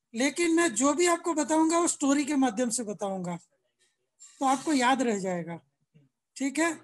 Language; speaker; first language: Hindi; non-native, local second language; Gujarati